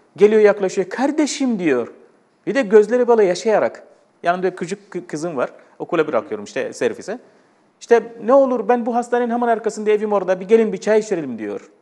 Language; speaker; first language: Turkish; non-native, fluent; Arabic